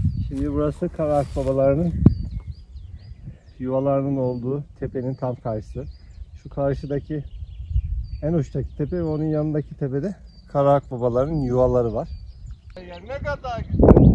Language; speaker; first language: Turkish; native; Turkish